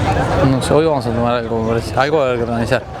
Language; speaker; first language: Spanish; native; Spanish